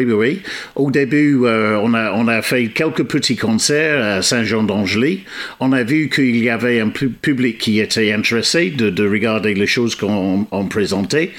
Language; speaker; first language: French; non-native, fluent; English